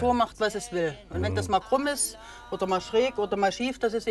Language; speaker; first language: German; native; German